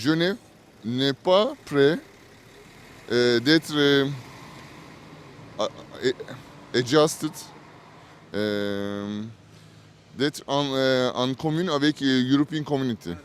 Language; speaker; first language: French; non-native, learner; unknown